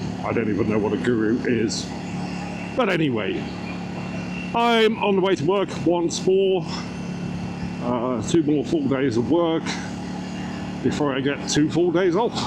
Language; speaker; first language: English; native; English